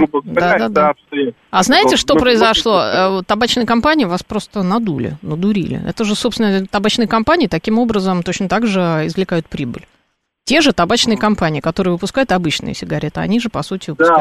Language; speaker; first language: Russian; native; Russian